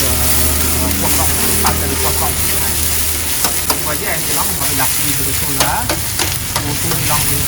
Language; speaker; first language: French; non-native, fluent; Khmer